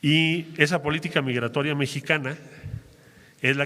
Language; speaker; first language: Spanish; native; Spanish